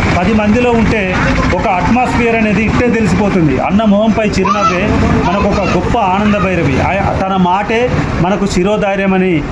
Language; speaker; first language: Telugu; native; Telugu